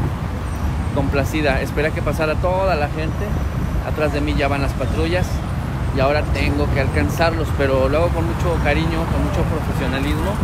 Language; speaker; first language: Spanish; native; Spanish